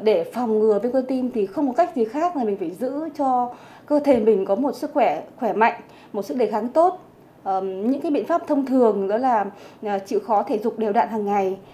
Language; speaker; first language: Vietnamese; native; Vietnamese